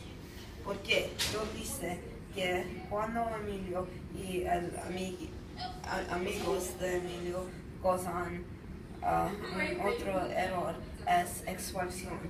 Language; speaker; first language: Spanish; non-native, learner; English